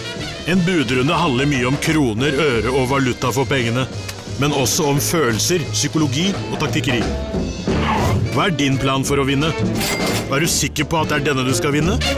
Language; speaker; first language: Norwegian; native; Norwegian